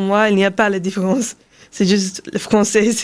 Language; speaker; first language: French; non-native, learner; English